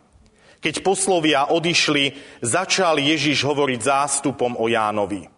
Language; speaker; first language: Slovak; native; Slovak